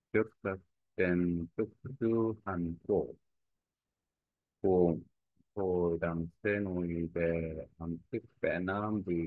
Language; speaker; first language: Vietnamese; non-native, learner; Korean